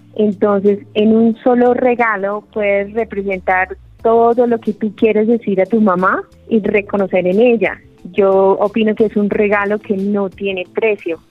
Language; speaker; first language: Spanish; non-native, fluent; English